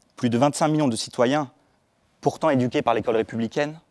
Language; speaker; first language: French; native; French